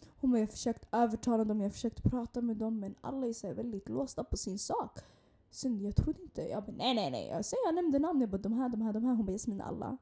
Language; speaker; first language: Swedish; early bilingual, other home language; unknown